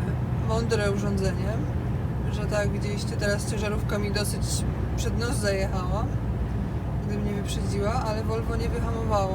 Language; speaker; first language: Polish; native; Polish